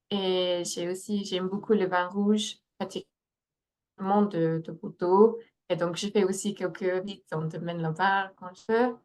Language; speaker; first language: French; non-native, fluent; English